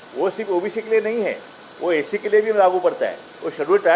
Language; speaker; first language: Hindi; non-native, local second language; Marathi